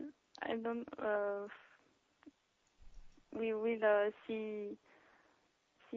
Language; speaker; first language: English; non-native, learner; French